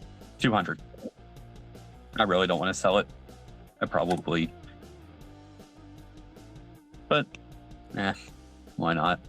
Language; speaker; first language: English; native; English